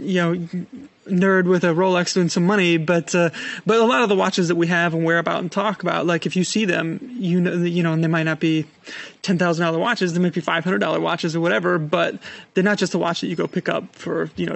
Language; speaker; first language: English; native; English